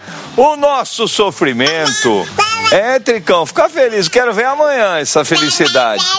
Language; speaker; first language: Portuguese; native; Portuguese